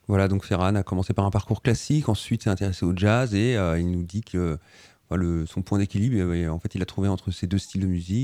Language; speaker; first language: French; native; French